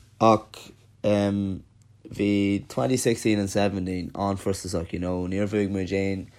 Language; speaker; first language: Irish; non-native, local second language; English